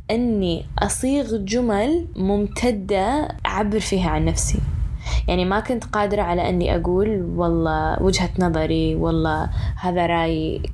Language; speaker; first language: Arabic; early bilingual, other home language; English